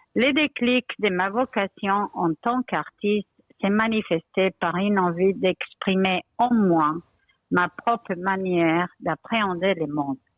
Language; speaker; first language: French; non-native, fluent; Spanish